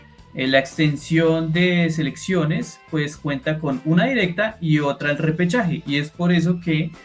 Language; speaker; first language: Spanish; native; Spanish